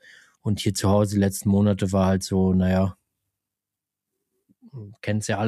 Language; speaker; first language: German; native; German